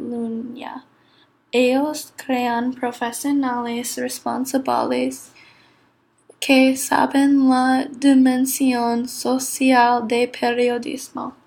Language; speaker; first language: Spanish; non-native, learner; English